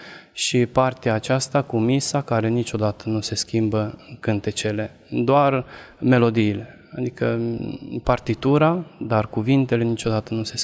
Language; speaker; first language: Romanian; non-native, local second language; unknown